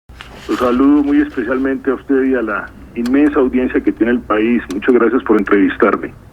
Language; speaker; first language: Spanish; native; Spanish